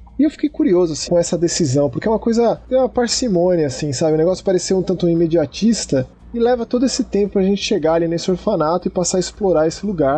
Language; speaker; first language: Portuguese; native; Portuguese